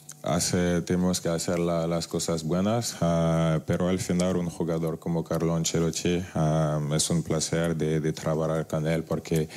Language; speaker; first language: Spanish; non-native, fluent; French